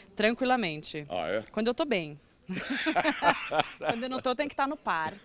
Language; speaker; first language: Portuguese; early bilingual, other home language; Spanish